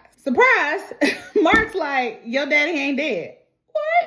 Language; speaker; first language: English; native; English